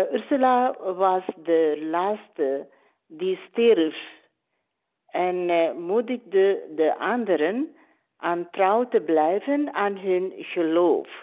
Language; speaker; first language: Dutch; non-native, learner; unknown